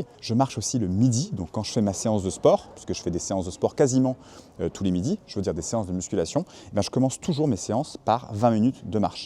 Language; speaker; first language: French; native; French